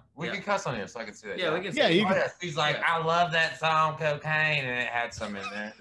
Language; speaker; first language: English; native; English